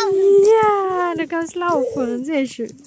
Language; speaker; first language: German; non-native, fluent; Tajik